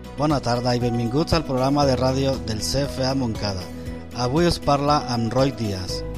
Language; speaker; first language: Catalan; non-native, learner; Spanish